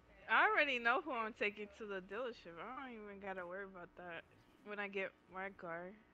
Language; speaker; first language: English; early bilingual, other home language; Spanish